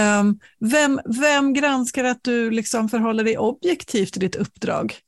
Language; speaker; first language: Swedish; native; Swedish